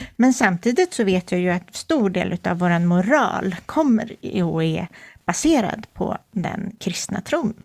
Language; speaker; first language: Swedish; native; Swedish